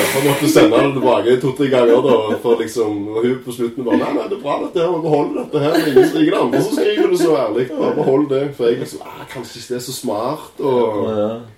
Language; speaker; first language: Norwegian; native; Norwegian